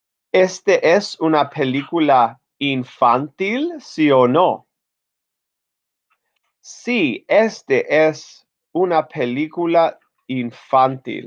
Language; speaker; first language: Spanish; non-native, fluent; English